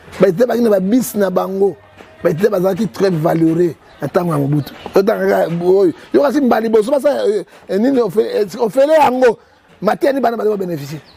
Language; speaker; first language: Lingala; native; Lingala